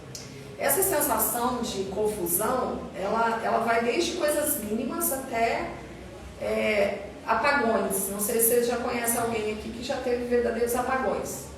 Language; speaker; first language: Portuguese; native; Portuguese